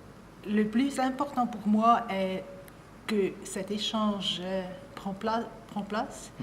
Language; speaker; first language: French; non-native, local second language; German